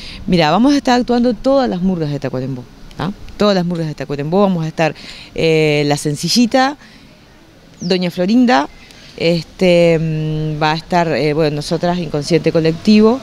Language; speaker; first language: Spanish; native; Spanish